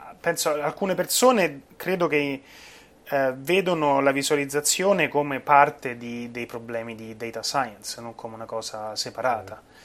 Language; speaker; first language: Italian; native; Italian